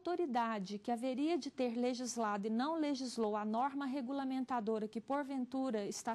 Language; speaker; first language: Portuguese; native; Portuguese